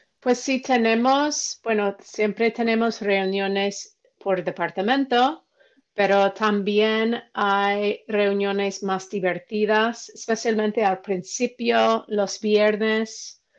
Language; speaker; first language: Spanish; non-native, fluent; English